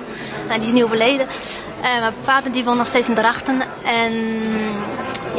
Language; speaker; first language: Dutch; early bilingual, other home language; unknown